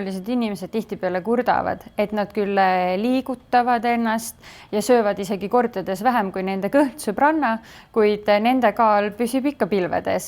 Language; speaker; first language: Estonian; native; Estonian